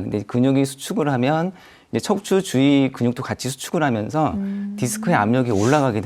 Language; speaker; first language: Korean; native; Korean